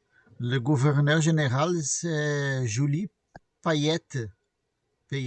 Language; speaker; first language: French; non-native, learner; Portuguese